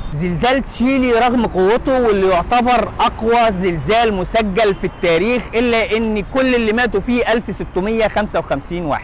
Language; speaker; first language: Arabic; native; Arabic